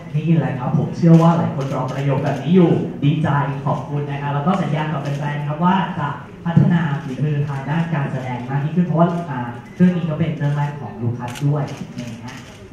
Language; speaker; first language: Thai; native; Thai